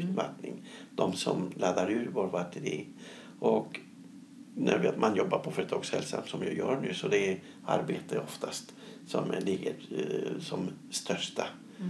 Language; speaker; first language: Swedish; non-native, fluent; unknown